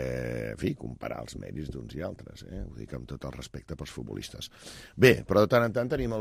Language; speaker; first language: Catalan; native; Catalan